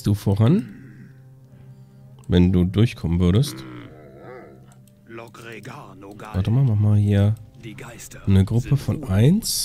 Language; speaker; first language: German; native; German